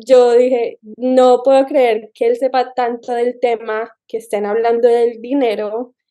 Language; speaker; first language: Spanish; early bilingual, heritage; Spanish